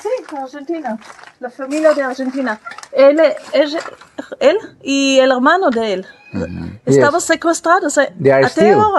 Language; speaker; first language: Spanish; non-native, learner; Hebrew